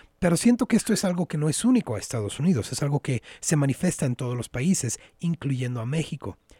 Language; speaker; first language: Spanish; early bilingual, heritage; Spanish